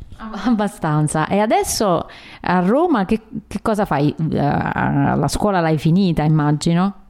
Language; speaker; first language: Italian; native; Italian